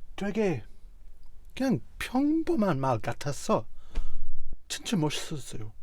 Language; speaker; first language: Korean; non-native, fluent; English